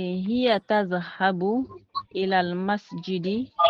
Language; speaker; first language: Arabic; non-native, learner; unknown